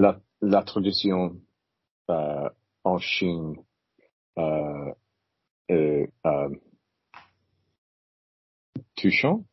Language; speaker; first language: French; non-native, learner; English